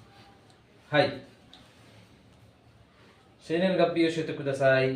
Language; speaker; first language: Japanese; non-native, fluent; Bangla